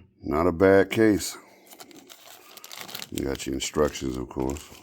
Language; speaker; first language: English; native; English